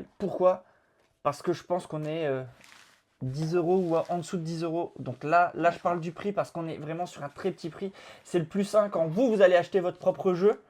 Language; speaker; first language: French; native; French